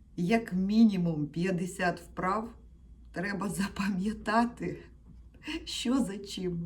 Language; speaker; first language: Ukrainian; non-native, local second language; Russian